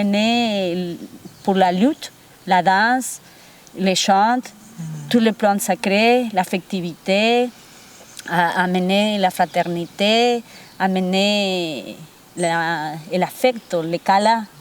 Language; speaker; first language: French; non-native, fluent; Spanish